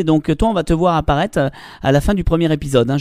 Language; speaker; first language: French; native; French